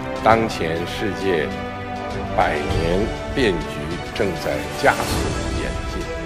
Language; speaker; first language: Chinese; native; Chinese